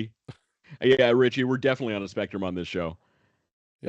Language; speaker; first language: English; native; English